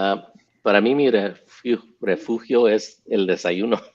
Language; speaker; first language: Spanish; early bilingual, heritage; English